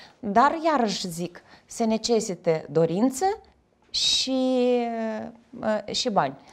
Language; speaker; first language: Romanian; native; Romanian